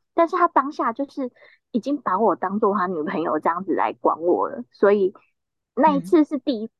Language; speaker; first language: Chinese; native; Chinese